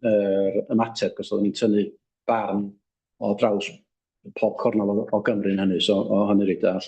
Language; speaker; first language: Welsh; native; Welsh